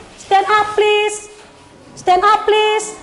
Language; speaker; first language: English; non-native, learner; Indonesian